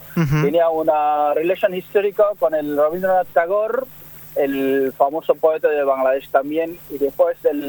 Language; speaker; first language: Spanish; non-native, learner; Bangla